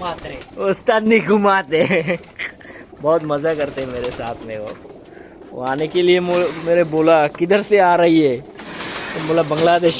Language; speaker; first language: Hindi; non-native, learner; Bangla